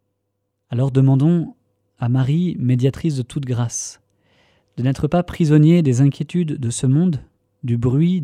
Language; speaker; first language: French; native; French